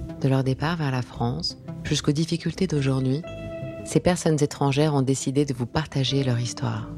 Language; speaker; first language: French; native; French